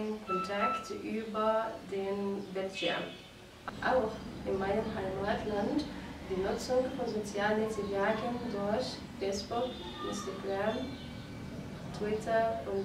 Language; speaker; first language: German; non-native, fluent; Arabic